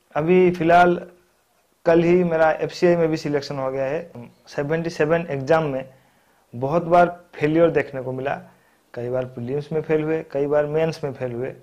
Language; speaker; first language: Hindi; non-native, local second language; Odia